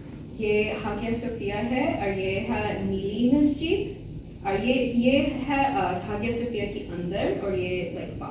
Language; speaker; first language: Hindi; non-native, learner; Bangla